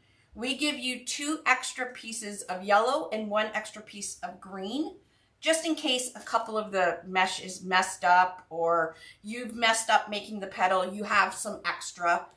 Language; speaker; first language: English; native; English